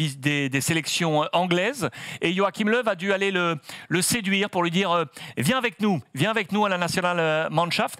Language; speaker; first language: French; native; French